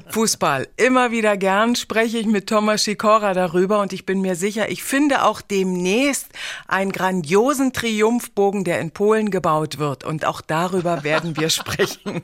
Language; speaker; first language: German; native; German